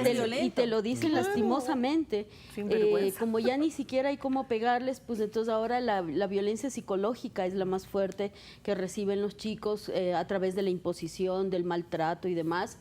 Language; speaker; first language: Spanish; native; Spanish